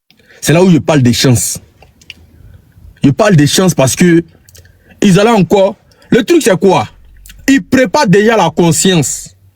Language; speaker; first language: French; native; French